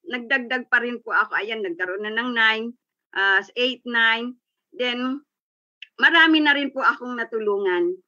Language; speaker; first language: Filipino; native; Filipino